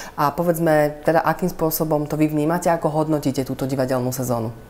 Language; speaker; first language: Slovak; native; Slovak